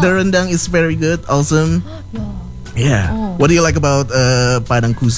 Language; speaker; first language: English; non-native, learner; Indonesian